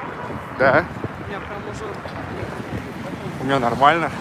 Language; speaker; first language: Russian; native; Russian